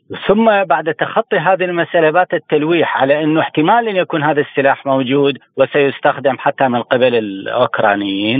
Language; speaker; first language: Arabic; native; Arabic